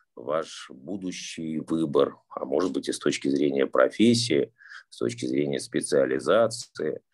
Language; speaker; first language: Russian; native; Russian